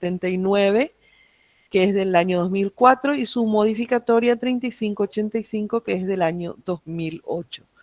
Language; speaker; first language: Spanish; native; Spanish